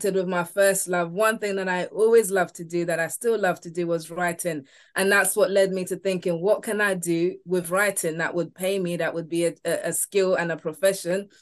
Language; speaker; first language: English; early bilingual, other home language; Yoruba